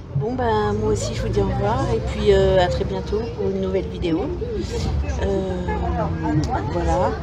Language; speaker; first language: French; native; French